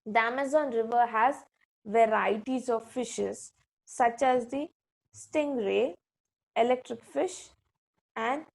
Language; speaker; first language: English; non-native, local second language; Kannada